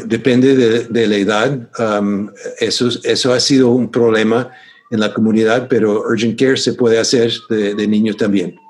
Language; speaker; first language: Spanish; non-native, fluent; English